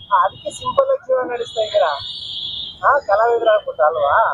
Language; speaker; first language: Kannada; native; Kannada